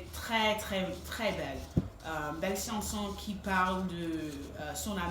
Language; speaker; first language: French; non-native, fluent; English